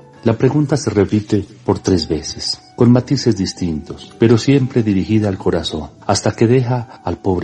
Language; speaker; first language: Spanish; native; Spanish